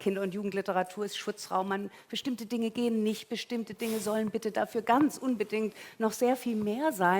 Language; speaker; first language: German; native; German